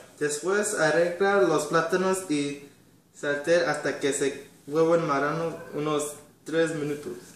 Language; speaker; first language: Spanish; non-native, learner; English